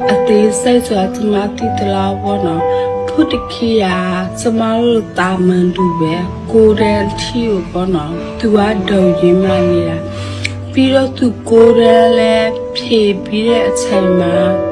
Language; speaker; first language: Burmese; non-native, local second language; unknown